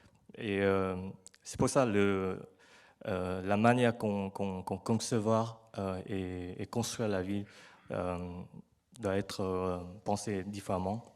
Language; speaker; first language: French; non-native, learner; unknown